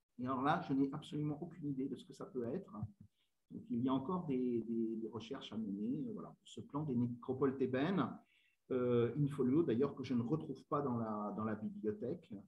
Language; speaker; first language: French; native; French